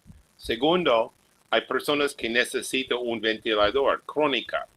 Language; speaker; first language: Spanish; non-native, fluent; English